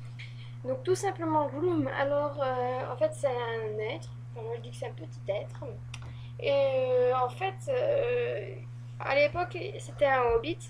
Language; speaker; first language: French; native; French